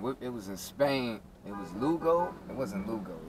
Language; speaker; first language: English; native; English